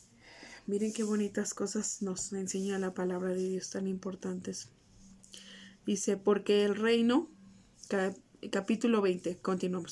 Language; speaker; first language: Spanish; native; Spanish